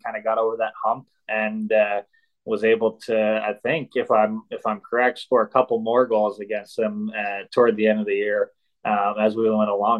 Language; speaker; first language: English; native; English